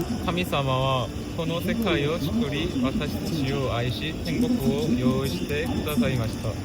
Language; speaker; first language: Japanese; non-native, learner; Korean